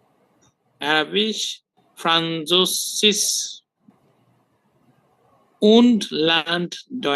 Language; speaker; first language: German; non-native, learner; Bangla